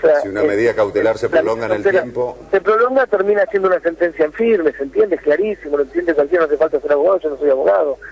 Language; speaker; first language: Spanish; native; Spanish